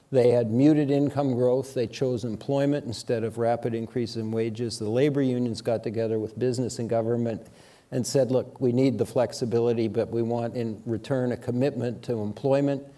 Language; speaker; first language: English; native; English